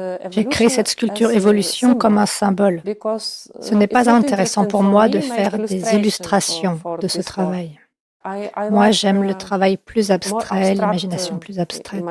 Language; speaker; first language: French; non-native, fluent; Ukrainian